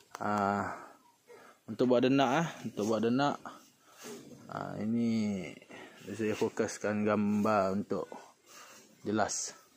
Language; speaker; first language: Malay; native; Malay